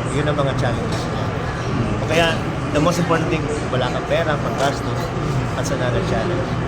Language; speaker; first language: Filipino; native; Filipino